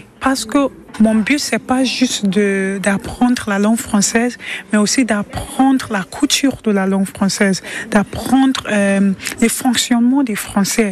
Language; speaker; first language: French; non-native, learner; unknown